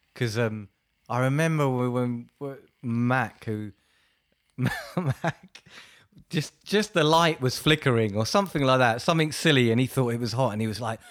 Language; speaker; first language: English; native; English